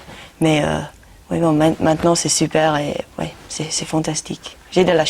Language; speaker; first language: French; non-native, fluent; English